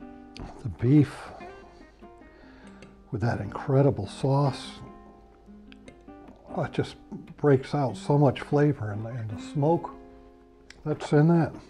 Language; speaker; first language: English; native; English